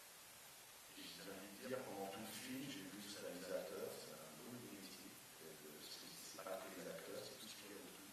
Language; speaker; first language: French; native; French